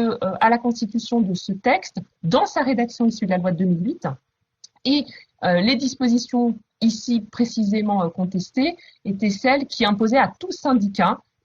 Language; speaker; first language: French; native; French